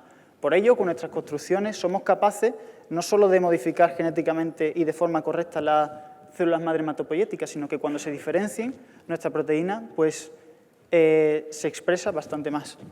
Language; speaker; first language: Spanish; native; Spanish